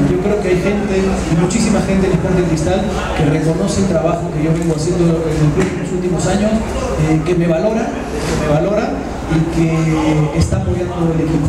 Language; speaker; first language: Spanish; native; Spanish